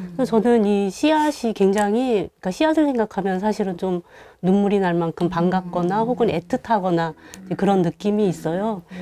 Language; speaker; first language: Korean; native; Korean